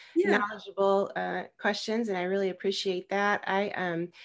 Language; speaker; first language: English; native; English